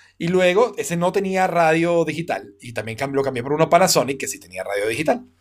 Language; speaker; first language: Spanish; native; Spanish